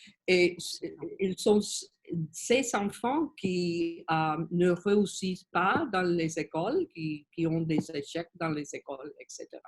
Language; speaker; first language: French; non-native, learner; Spanish